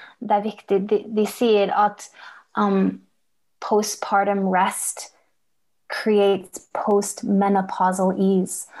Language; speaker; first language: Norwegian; early bilingual, heritage; English